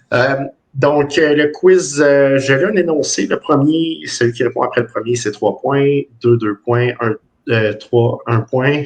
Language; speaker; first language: French; native; French